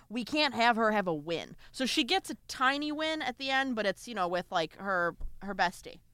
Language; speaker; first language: English; native; English